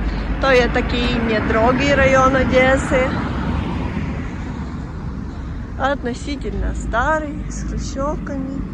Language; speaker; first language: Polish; non-native, learner; Russian